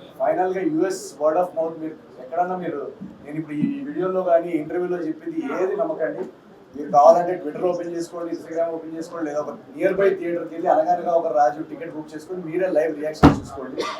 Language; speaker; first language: Telugu; native; Telugu